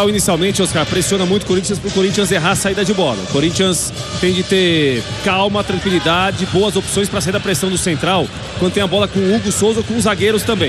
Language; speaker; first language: Portuguese; native; Portuguese